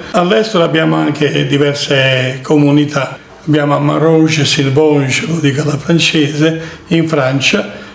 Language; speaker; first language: Italian; native; Italian